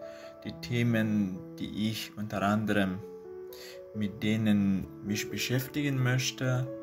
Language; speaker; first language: German; non-native, fluent; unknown